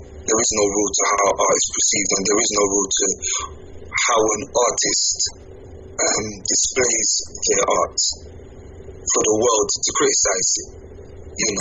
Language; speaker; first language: English; native; English